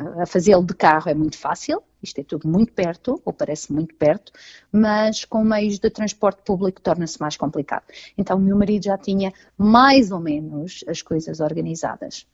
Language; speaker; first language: Portuguese; native; Portuguese